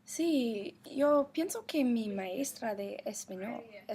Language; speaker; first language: Spanish; non-native, learner; English